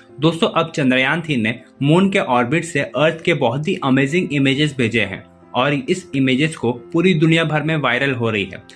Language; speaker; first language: Hindi; native; Hindi